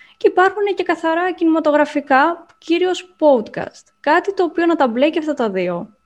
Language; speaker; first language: Greek; native; Greek